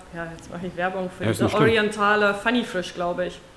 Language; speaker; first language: German; non-native, fluent; Afrikaans